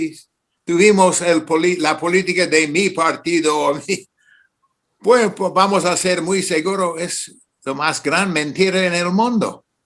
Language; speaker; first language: Spanish; non-native, fluent; English